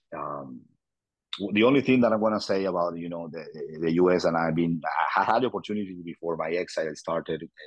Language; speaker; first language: English; non-native, fluent; Spanish